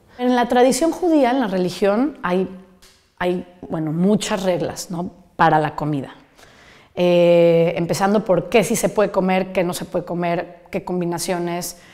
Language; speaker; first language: Spanish; native; Spanish